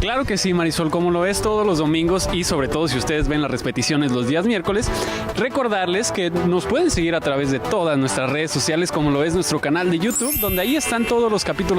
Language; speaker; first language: Spanish; native; Spanish